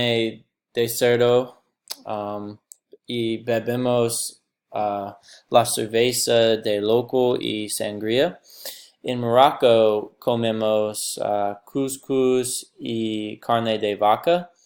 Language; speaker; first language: Spanish; non-native, learner; English